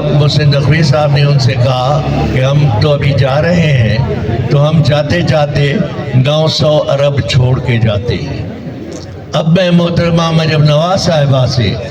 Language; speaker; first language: Urdu; non-native, local second language; Sindhi